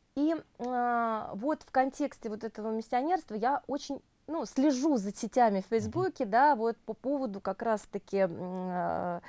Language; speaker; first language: Russian; native; Russian